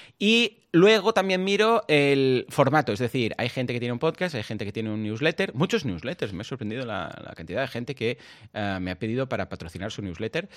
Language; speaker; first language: Spanish; non-native, local second language; Catalan